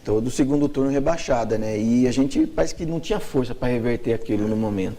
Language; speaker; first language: Portuguese; native; Portuguese